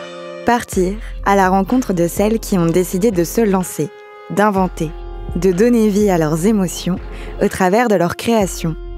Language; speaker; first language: French; native; French